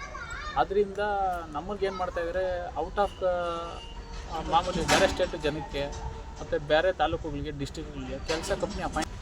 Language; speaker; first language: Kannada; native; Kannada